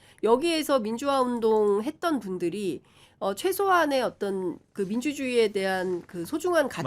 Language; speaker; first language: Korean; native; Korean